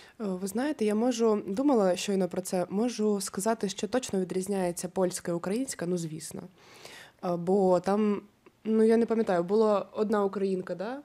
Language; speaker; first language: Ukrainian; native; Ukrainian